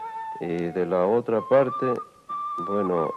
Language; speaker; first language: Spanish; non-native, local second language; Quechua